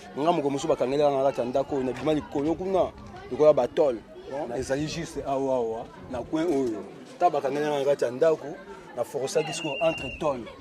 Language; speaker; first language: Lingala; native; Lingala